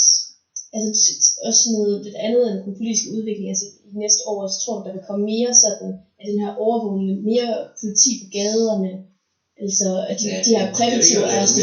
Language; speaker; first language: Danish; native; Danish